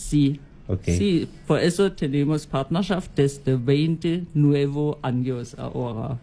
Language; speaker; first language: Spanish; non-native, learner; German